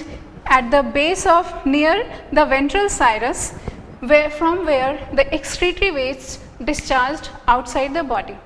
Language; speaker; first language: English; non-native, local second language; Hindi